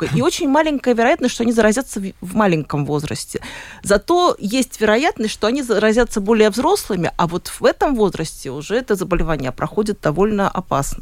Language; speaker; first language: Russian; native; Russian